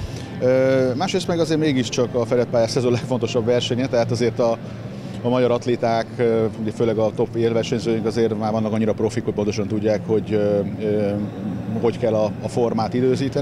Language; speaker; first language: Hungarian; native; Hungarian